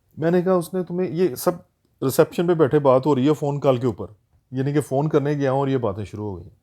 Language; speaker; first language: Urdu; native; Urdu